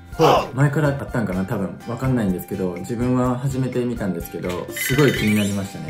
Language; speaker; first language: Japanese; native; Japanese